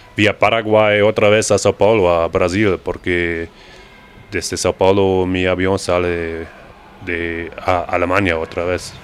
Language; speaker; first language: Spanish; non-native, learner; German